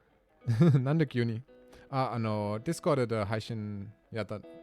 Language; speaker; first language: Japanese; non-native, learner; German